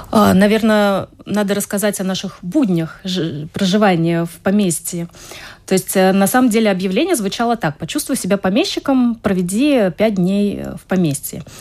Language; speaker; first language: Russian; native; Russian